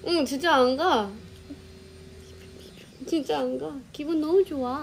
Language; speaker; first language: Korean; non-native, fluent; Thai